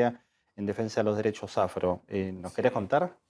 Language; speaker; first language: Spanish; native; Spanish